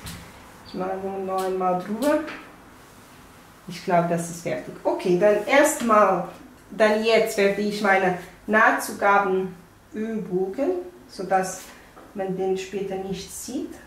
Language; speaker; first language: German; non-native, fluent; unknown